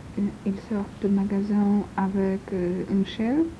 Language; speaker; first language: French; non-native, learner; Polish